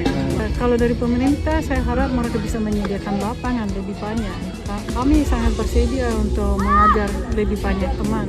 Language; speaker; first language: Indonesian; non-native, fluent; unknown